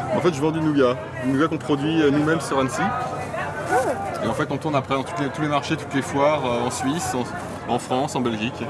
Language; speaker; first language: French; native; French